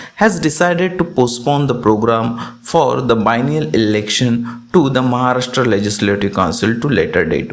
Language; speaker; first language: English; non-native, local second language; Marathi